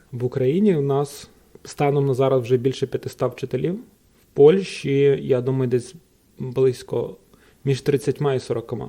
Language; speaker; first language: Ukrainian; native; Ukrainian